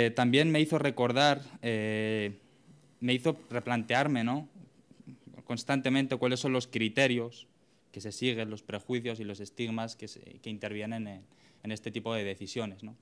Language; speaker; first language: Spanish; native; Spanish